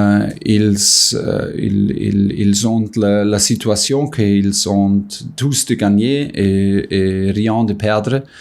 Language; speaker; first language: French; non-native, fluent; German